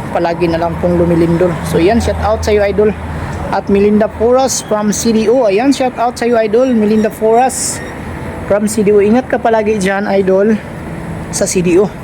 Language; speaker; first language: Filipino; non-native, local second language; Cebuano